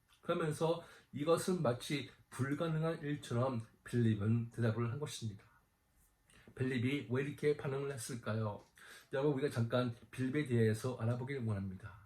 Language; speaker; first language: Korean; native; Korean